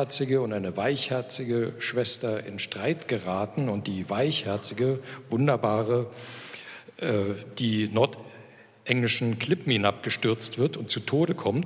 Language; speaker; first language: German; native; German